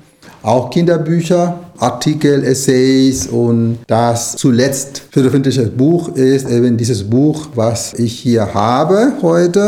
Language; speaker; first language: German; non-native, fluent; Spanish